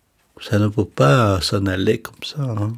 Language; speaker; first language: French; non-native, fluent; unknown